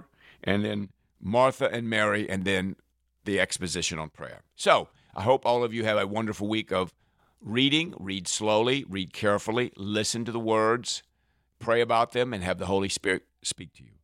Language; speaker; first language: English; native; English